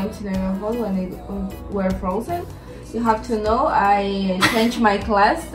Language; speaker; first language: English; non-native, learner; Spanish